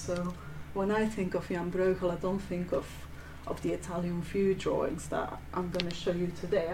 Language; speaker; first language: English; non-native, fluent; Dutch